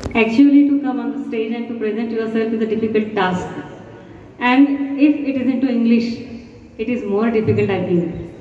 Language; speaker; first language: English; non-native, local second language; Marathi